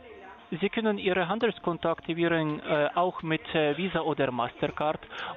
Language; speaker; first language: German; non-native, fluent; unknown